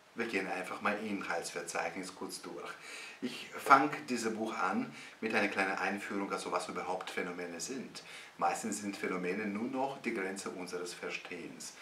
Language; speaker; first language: German; non-native, fluent; Russian